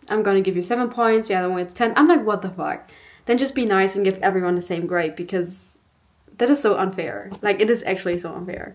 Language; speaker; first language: English; non-native, fluent; German